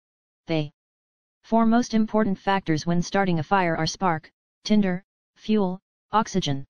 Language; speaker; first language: English; native; English